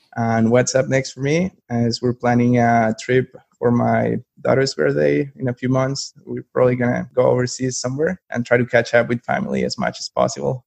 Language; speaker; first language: English; non-native, fluent; Spanish